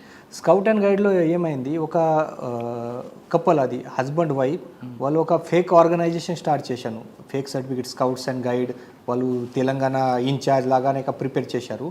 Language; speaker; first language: Telugu; non-native, fluent; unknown